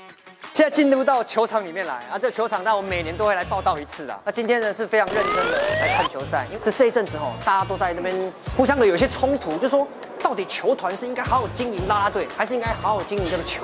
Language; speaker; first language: Chinese; native; Chinese